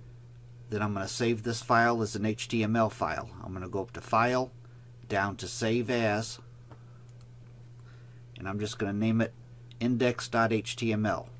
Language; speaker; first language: English; native; English